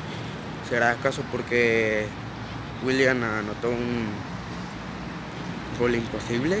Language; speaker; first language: Spanish; native; Spanish